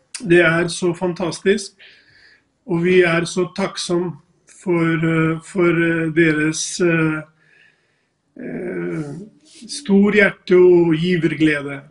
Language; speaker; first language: Norwegian; non-native, fluent; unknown